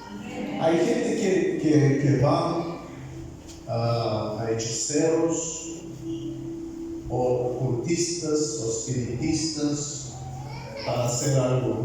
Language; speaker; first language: Spanish; non-native, fluent; Bulgarian